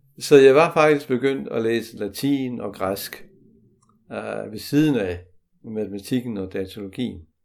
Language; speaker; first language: Danish; native; Danish